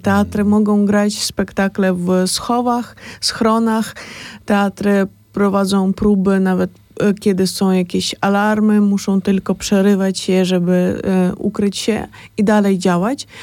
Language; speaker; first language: Polish; non-native, fluent; Ukrainian